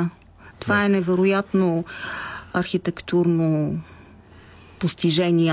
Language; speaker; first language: Bulgarian; native; Bulgarian